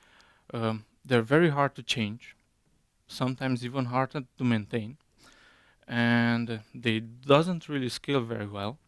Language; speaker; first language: English; non-native, fluent; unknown